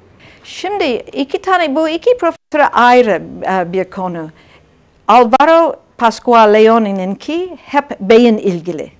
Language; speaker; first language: Turkish; non-native, fluent; English